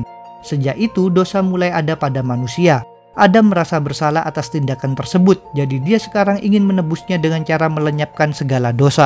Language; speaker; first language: Indonesian; native; Indonesian